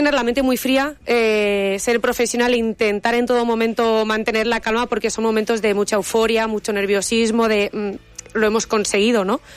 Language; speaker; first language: Spanish; native; Spanish